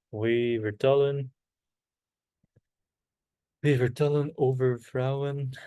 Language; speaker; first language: Dutch; non-native, learner; Korean